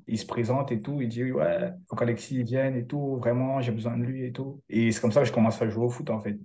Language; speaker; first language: French; early bilingual, other home language; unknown